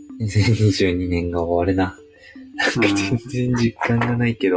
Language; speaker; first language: Japanese; native; Japanese